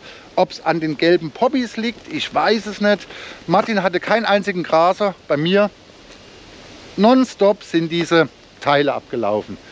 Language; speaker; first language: German; native; German